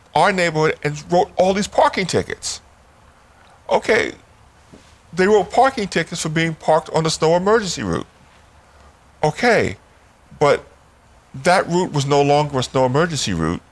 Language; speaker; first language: English; native; English